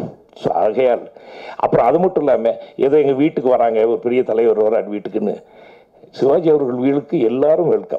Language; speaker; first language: Tamil; native; Tamil